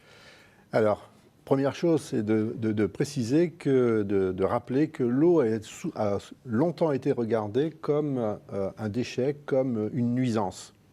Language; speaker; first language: French; native; French